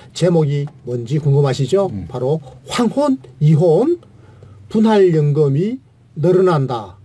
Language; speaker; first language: Korean; native; Korean